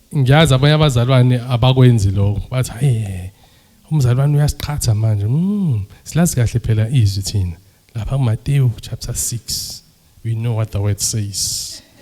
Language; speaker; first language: Zulu; native; Zulu